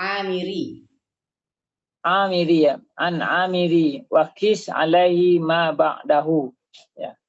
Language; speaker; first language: Arabic; non-native, learner; Indonesian